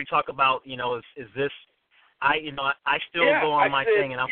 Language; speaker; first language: English; native; English